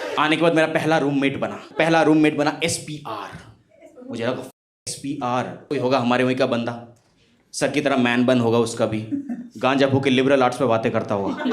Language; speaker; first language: Hindi; non-native, local second language; Bangla